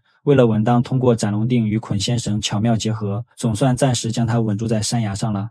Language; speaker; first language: Chinese; native; Chinese